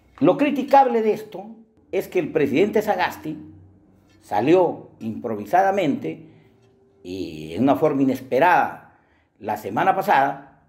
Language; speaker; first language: Spanish; native; Spanish